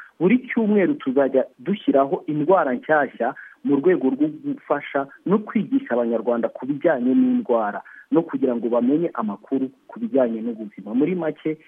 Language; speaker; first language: Kinyarwanda; early bilingual, heritage; Kinyarwanda